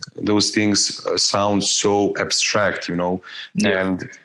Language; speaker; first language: English; non-native, fluent; Croatian